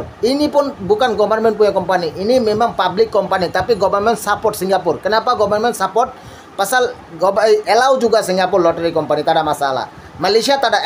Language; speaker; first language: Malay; non-native, learner; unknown